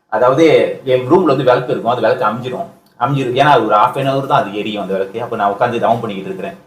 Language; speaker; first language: Tamil; early bilingual, heritage; Tamil